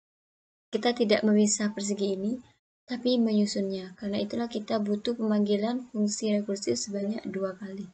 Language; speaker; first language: Indonesian; native; Indonesian